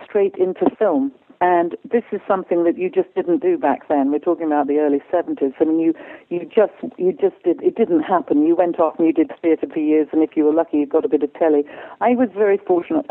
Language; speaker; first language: English; native; English